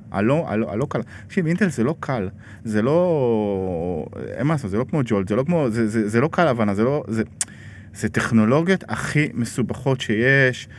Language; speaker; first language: Hebrew; native; Hebrew